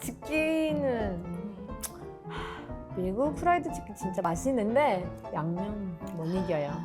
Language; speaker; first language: Korean; non-native, fluent; Portuguese